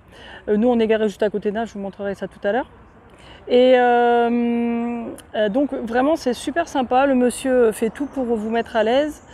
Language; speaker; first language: French; native; French